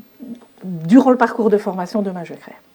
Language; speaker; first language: French; native; French